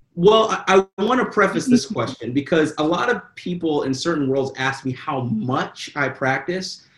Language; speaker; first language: English; native; English